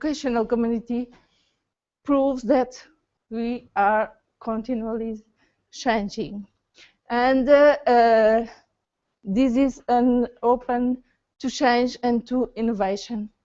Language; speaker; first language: English; non-native, learner; Portuguese